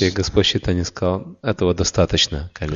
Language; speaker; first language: Russian; native; Russian